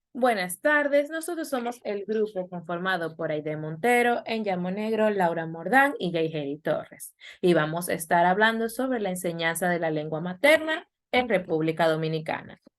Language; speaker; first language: Spanish; native; Spanish